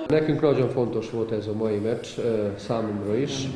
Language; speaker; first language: Hungarian; non-native, learner; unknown